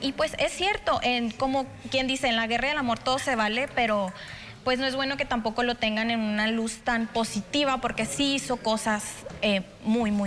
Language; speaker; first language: Spanish; native; Spanish